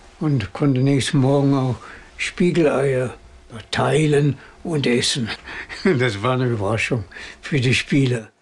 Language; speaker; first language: German; native; German